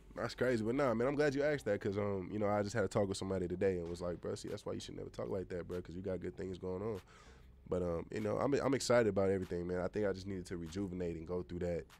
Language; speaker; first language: English; native; English